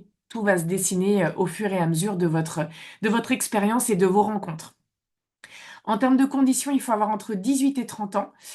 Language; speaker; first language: French; native; French